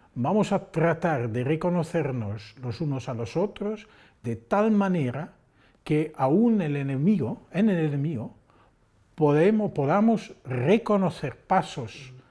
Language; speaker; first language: Spanish; non-native, fluent; Dutch